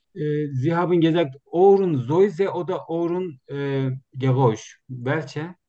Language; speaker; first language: German; non-native, learner; Turkish